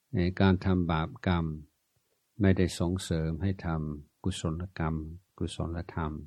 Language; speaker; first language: Thai; non-native, fluent; English